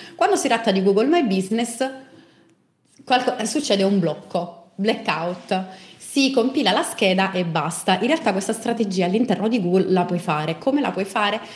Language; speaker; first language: Italian; native; Italian